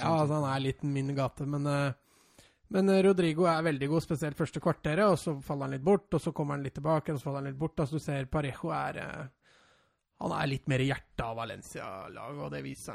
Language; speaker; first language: Norwegian; native; Norwegian